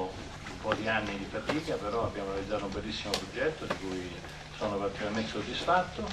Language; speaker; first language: Italian; native; Italian